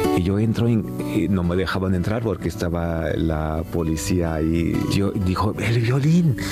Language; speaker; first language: Spanish; non-native, fluent; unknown